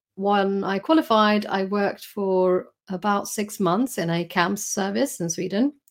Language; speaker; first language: English; non-native, fluent; Swedish